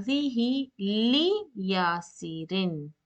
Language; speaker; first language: Arabic; non-native, fluent; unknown